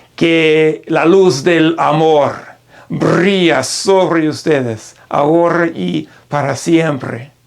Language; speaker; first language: Spanish; non-native, learner; English